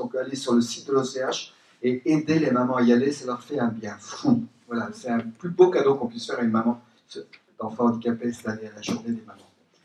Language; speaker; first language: French; native; French